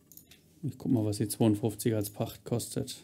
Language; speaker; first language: German; native; German